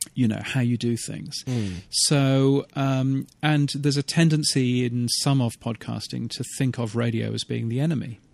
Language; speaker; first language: English; native; English